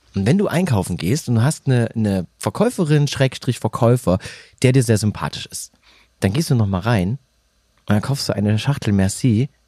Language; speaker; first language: German; native; German